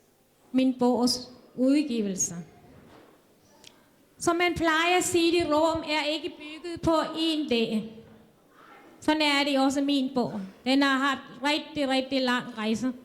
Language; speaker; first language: Danish; non-native, fluent; Tamil